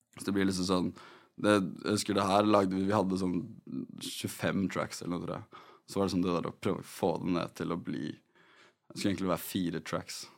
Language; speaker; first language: Norwegian; native; Norwegian